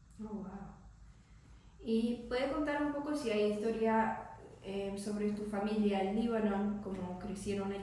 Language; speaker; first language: Spanish; non-native, learner; English